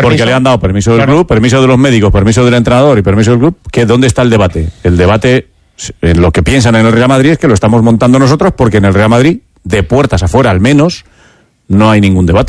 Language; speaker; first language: Spanish; native; Spanish